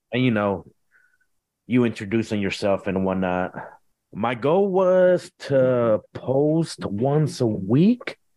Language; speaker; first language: English; early bilingual, other home language; Spanish